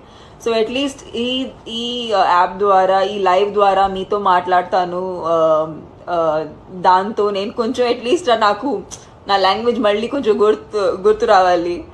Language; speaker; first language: Telugu; non-native, fluent; Hindi